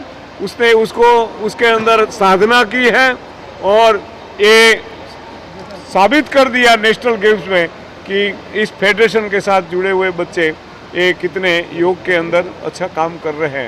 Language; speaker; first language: Hindi; native; Hindi